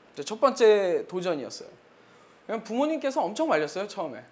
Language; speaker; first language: Korean; native; Korean